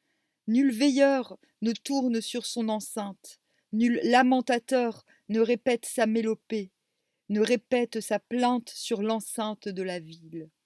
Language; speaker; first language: French; native; French